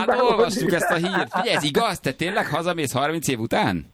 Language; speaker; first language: Hungarian; native; Hungarian